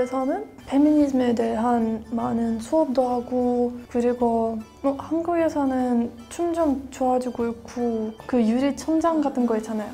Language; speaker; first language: Korean; non-native, fluent; Russian